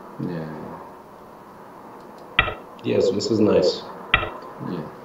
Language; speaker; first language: English; non-native, fluent; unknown